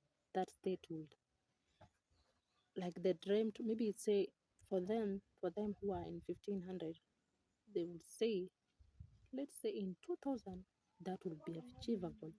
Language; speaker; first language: English; non-native, local second language; Swahili